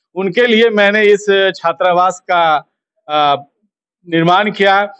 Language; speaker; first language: Hindi; native; Hindi